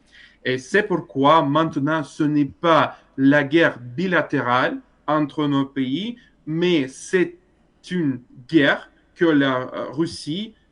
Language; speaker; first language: French; non-native, fluent; Russian